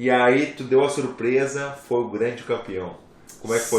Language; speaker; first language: Portuguese; native; Portuguese